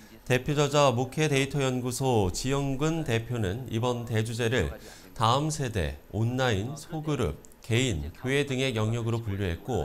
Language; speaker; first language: Korean; native; Korean